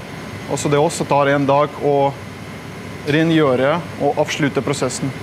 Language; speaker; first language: Norwegian; non-native, fluent; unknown